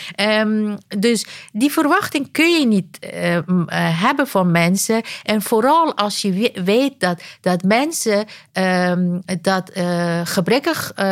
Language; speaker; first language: Dutch; non-native, fluent; Persian